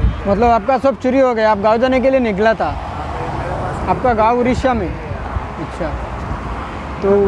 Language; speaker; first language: Hindi; non-native, local second language; Bangla